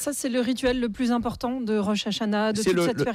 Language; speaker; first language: French; native; French